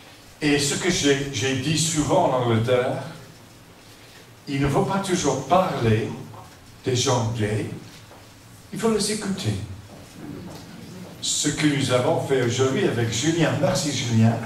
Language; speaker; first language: French; non-native, fluent; English